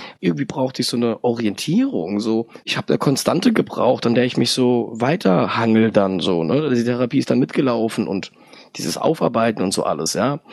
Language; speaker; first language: German; early bilingual, other home language; Polish